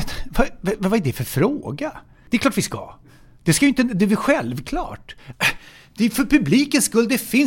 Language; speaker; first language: Swedish; native; Swedish